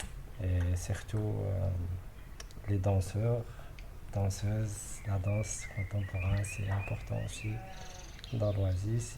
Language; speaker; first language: French; non-native, local second language; Arabic